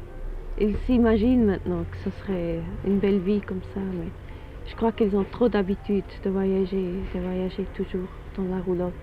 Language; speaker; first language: French; non-native, fluent; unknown